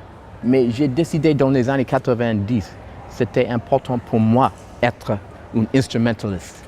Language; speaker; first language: French; non-native, fluent; English